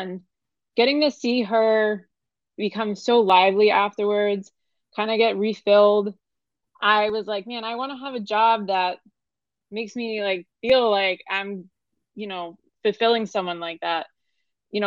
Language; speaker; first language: English; native; English